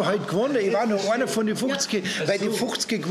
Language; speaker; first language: German; native; German